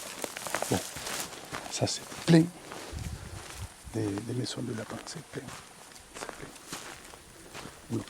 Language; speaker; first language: French; non-native, fluent; Spanish